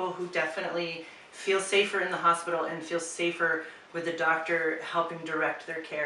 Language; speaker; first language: English; native; English